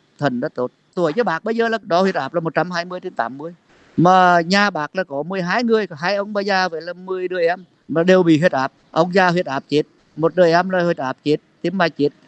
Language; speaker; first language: Vietnamese; native; Vietnamese